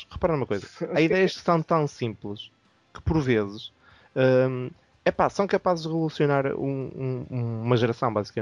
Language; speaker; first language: Portuguese; native; Portuguese